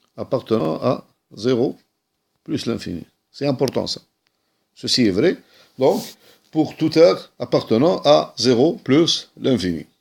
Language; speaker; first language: French; non-native, local second language; Arabic